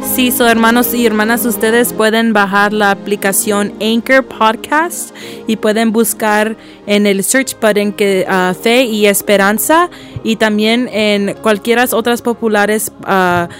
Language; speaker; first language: Spanish; early bilingual, heritage; Spanish